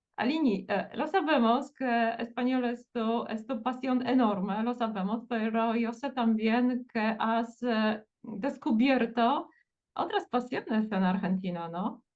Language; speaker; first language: Spanish; non-native, fluent; Portuguese